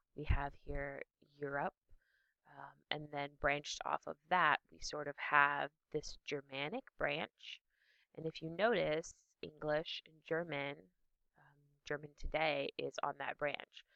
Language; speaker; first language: English; native; English